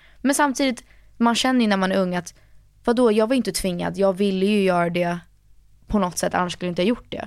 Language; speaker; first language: Swedish; early bilingual, heritage; Swedish